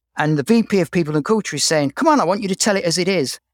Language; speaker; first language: English; native; English